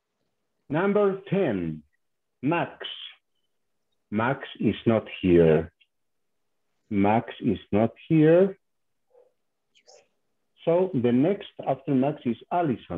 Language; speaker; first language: English; non-native, fluent; Spanish